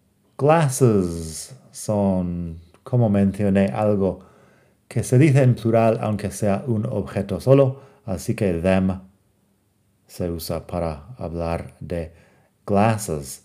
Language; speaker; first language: Spanish; non-native, fluent; English